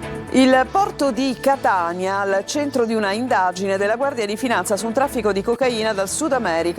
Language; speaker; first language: Italian; native; Italian